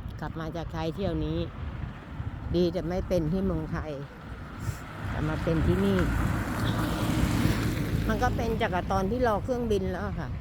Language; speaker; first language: Thai; native; Thai